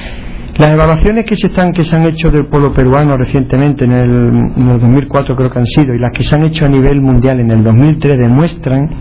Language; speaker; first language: Spanish; native; Spanish